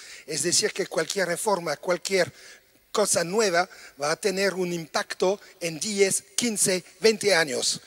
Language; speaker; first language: Spanish; non-native, fluent; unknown